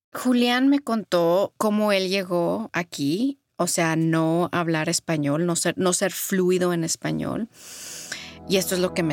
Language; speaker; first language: Spanish; early bilingual, heritage; Spanish